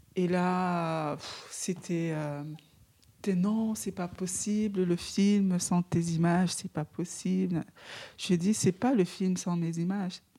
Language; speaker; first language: French; native; French